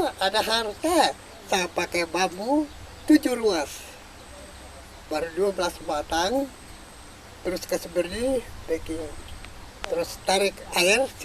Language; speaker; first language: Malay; non-native, local second language; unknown